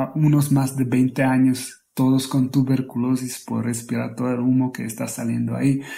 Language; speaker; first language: Spanish; non-native, fluent; Slovak